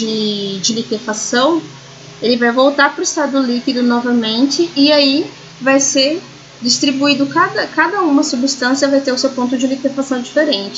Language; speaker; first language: Portuguese; native; Portuguese